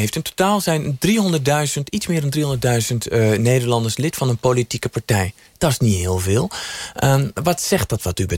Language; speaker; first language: Dutch; native; Dutch